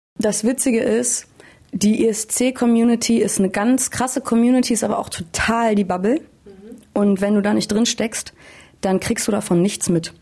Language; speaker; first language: German; native; German